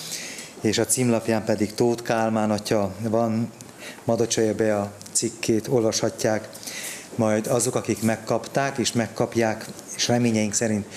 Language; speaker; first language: Hungarian; native; Hungarian